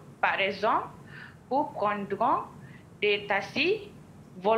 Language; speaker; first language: French; non-native, learner; Malay